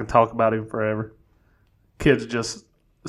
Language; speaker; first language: English; native; English